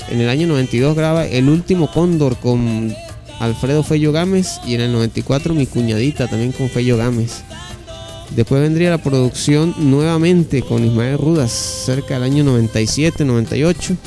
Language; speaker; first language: Spanish; native; Spanish